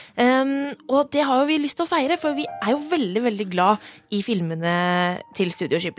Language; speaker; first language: Norwegian; native; Norwegian